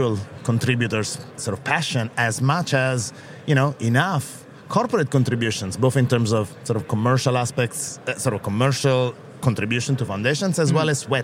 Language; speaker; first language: English; non-native, fluent; Italian